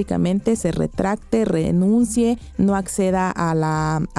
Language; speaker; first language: Spanish; native; Spanish